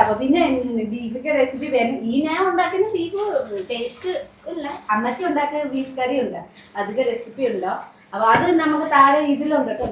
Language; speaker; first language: Malayalam; non-native, learner; Nepali